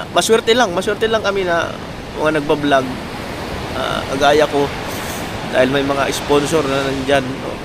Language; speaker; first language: Filipino; non-native, local second language; Bikol